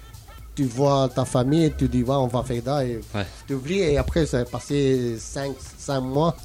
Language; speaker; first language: French; non-native, learner; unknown